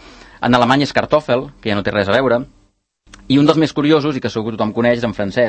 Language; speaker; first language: Catalan; native; Catalan